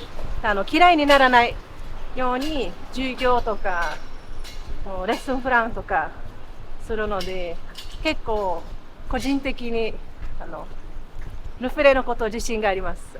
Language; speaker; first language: Japanese; non-native, fluent; Portuguese